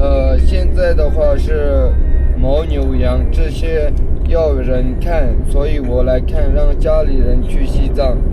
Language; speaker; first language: Chinese; non-native, local second language; Tibetan